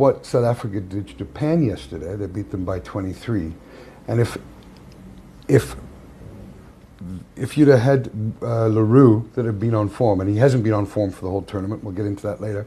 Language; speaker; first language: English; native; English